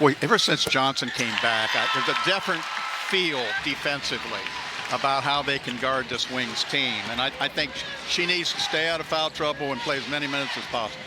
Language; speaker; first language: English; native; English